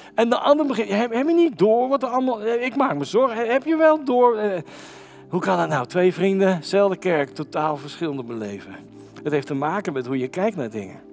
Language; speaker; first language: Dutch; native; Dutch